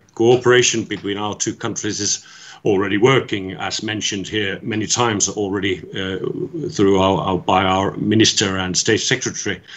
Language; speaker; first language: English; non-native, fluent; Finnish